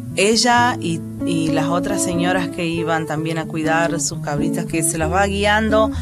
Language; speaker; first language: Spanish; native; Spanish